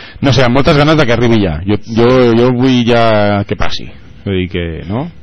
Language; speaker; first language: Catalan; native; Catalan